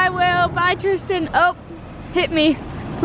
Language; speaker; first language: English; native; English